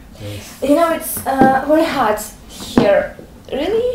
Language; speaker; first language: English; non-native, learner; Russian